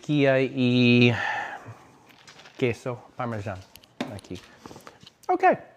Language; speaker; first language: Spanish; non-native, learner; English